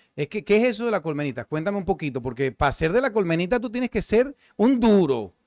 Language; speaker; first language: Spanish; native; Spanish